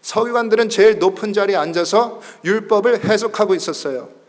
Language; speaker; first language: Korean; early bilingual, heritage; Korean